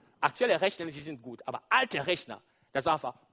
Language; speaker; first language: German; non-native, fluent; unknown